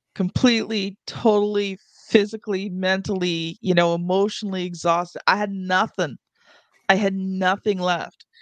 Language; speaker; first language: English; native; English